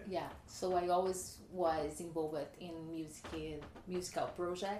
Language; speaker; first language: English; non-native, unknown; Portuguese